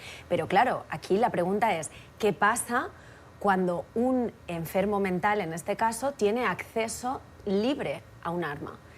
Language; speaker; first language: Spanish; native; Spanish